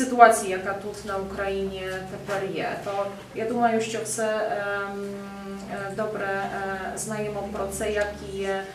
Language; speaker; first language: Ukrainian; non-native, fluent; Polish